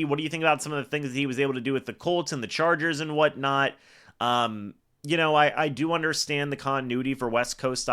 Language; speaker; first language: English; native; English